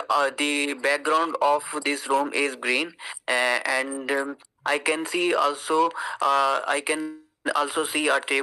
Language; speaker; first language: English; non-native, learner; Urdu